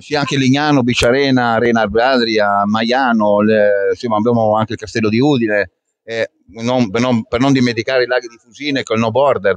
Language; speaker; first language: Italian; native; Italian